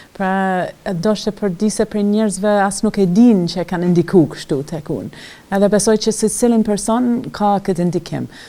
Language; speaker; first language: Albanian; non-native, fluent; English